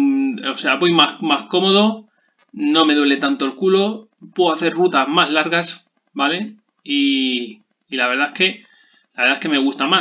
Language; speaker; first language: Spanish; native; Spanish